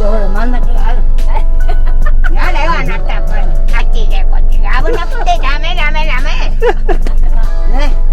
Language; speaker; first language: Japanese; native; Japanese